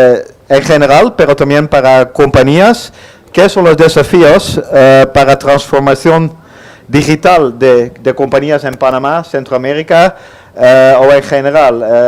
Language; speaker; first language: Spanish; non-native, fluent; Dutch